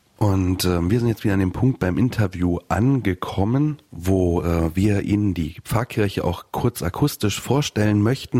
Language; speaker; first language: German; native; German